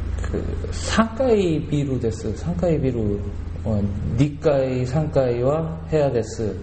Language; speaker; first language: Japanese; non-native, learner; Korean